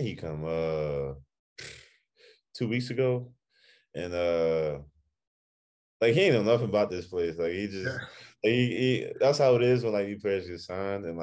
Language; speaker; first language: English; native; English